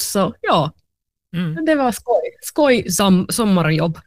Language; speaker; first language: Swedish; non-native, learner; Finnish